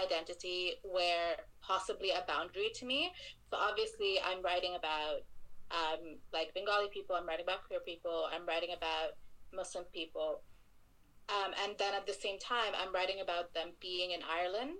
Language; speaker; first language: English; non-native, local second language; Bangla